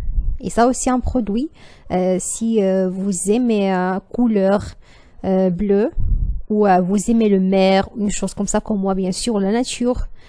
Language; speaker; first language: French; non-native, learner; Arabic